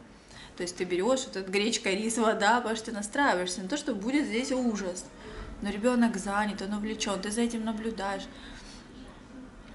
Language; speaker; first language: Russian; native; Russian